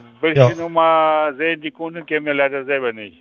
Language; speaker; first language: German; non-native, fluent; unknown